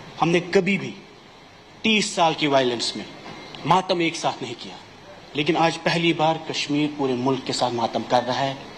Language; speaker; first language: Hindi; non-native, local second language; Kashmiri